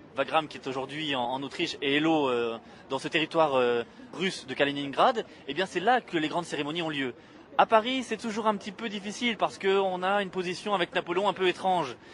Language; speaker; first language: French; native; French